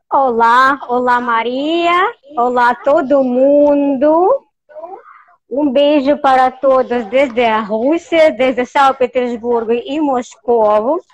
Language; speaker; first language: Portuguese; non-native, fluent; Russian